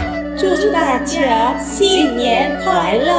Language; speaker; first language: Chinese; non-native, fluent; Indonesian